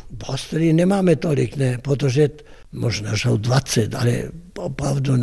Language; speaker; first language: Czech; non-native, fluent; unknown